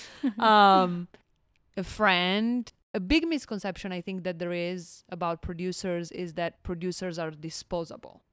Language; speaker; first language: English; non-native, fluent; Italian